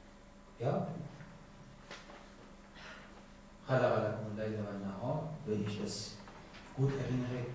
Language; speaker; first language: German; non-native, learner; Persian